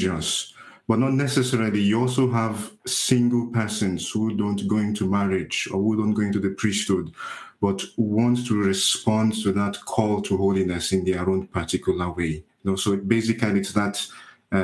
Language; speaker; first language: English; non-native, local second language; Igbo